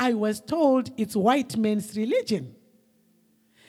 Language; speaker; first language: English; non-native, local second language; Shona